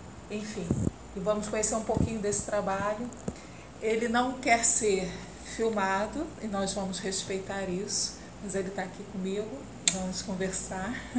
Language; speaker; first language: Portuguese; native; Portuguese